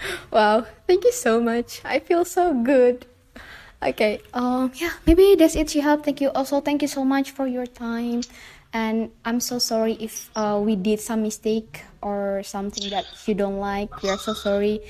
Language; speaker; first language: English; non-native, fluent; Indonesian